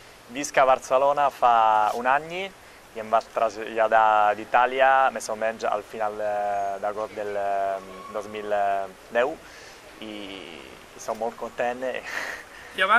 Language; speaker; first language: Catalan; non-native, fluent; Italian